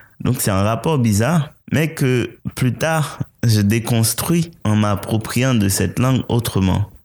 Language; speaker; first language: French; non-native, local second language; Haitian Creole